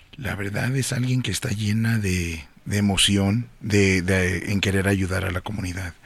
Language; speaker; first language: Spanish; native; Spanish